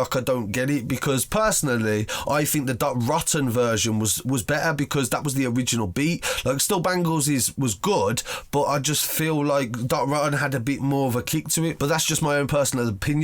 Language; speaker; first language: English; native; English